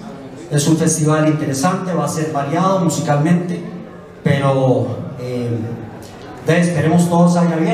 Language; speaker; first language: Spanish; native; Spanish